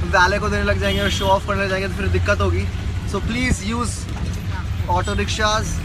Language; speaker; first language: Hindi; native; Hindi